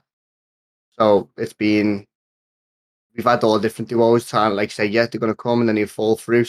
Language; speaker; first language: English; native; English